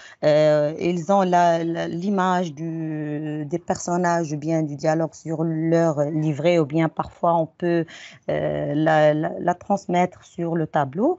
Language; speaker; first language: French; non-native, local second language; Arabic